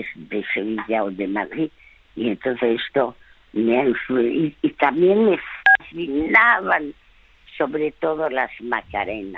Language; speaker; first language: Spanish; early bilingual, other home language; French